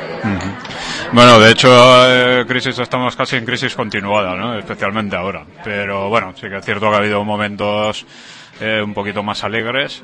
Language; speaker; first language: Spanish; native; Spanish